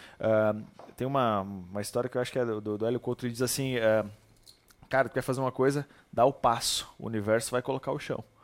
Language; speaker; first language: Portuguese; native; Portuguese